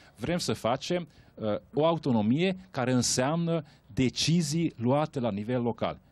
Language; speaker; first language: Romanian; non-native, local second language; Hungarian